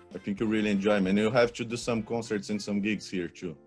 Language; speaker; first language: English; non-native, learner; Portuguese